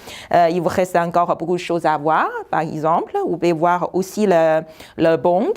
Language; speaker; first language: French; non-native, fluent; Chinese